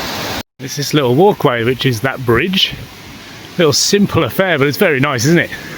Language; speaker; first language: English; native; English